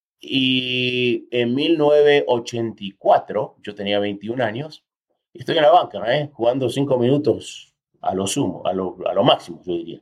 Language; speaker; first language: Spanish; early bilingual, heritage; Spanish